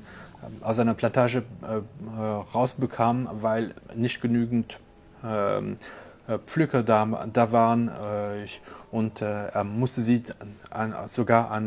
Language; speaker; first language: German; non-native, local second language; French